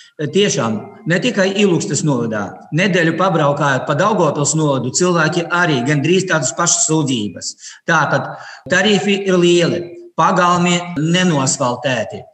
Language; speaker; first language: Latvian; non-native, local second language; Russian